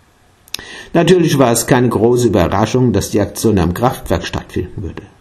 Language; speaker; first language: German; native; German